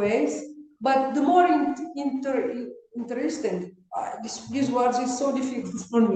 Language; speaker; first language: English; non-native, learner; Kabuverdianu